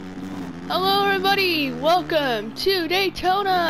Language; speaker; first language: English; native; English